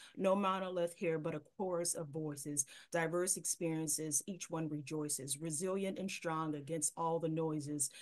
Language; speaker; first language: English; native; English